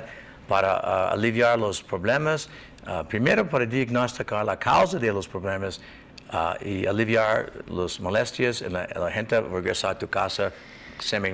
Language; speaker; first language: Spanish; non-native, learner; English